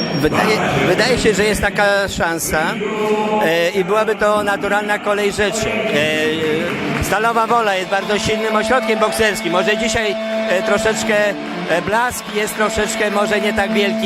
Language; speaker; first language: Polish; native; Polish